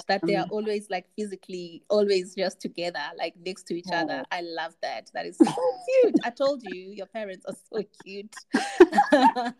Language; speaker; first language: English; non-native, local second language; Zulu